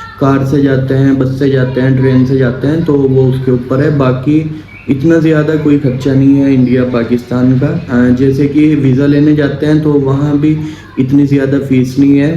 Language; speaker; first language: Hindi; native; Hindi